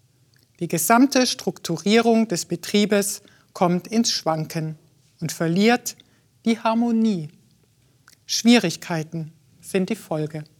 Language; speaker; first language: German; native; German